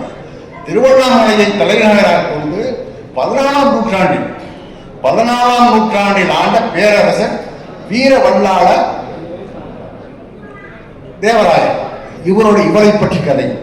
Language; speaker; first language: Tamil; native; Tamil